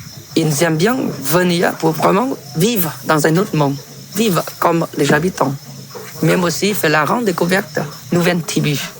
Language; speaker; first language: French; non-native, fluent; Vietnamese